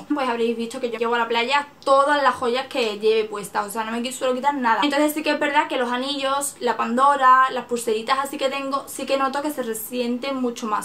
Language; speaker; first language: Spanish; native; Spanish